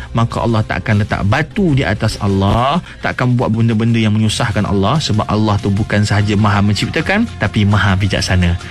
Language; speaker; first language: Malay; native; Malay